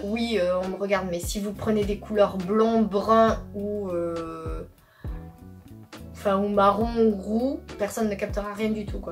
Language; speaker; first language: French; native; French